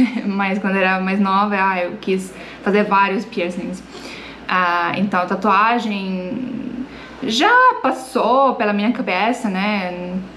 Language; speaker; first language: Portuguese; non-native, fluent; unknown